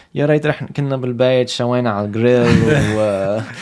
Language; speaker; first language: Arabic; early bilingual, heritage; Arabic